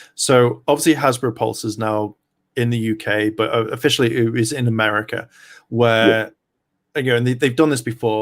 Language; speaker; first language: English; native; English